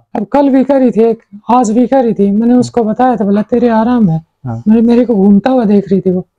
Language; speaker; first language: Hindi; native; Hindi